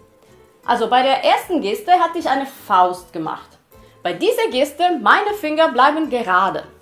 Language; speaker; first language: German; non-native, fluent; Italian